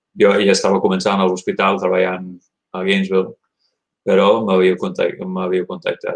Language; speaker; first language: Catalan; early bilingual, heritage; Catalan